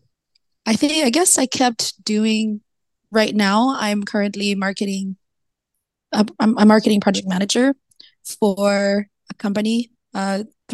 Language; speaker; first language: English; non-native, local second language; Cebuano